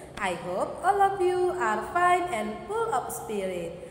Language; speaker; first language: English; non-native, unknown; Indonesian